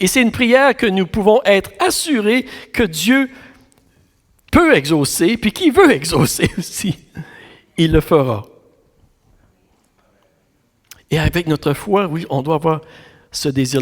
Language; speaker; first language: French; native; French